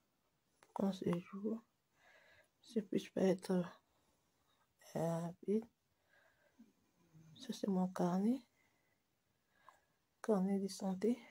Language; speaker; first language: French; non-native, local second language; Lingala